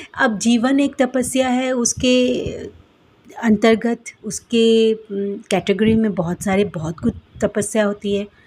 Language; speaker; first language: Hindi; non-native, local second language; Bangla